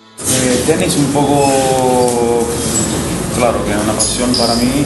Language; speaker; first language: Spanish; non-native, fluent; Italian